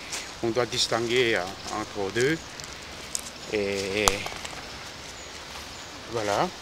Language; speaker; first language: French; non-native, fluent; Korean